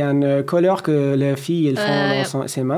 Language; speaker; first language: French; non-native, learner; Persian